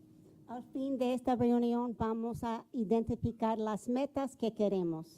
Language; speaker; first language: Spanish; non-native, fluent; English